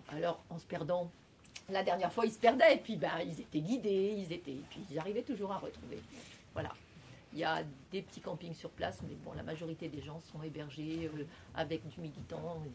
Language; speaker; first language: French; native; French